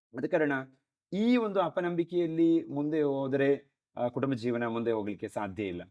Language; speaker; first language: Kannada; non-native, local second language; Malayalam